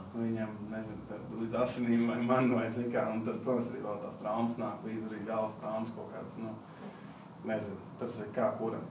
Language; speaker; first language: Latvian; native; Latvian